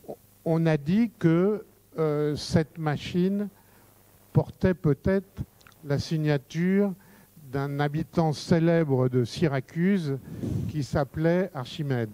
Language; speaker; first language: French; native; French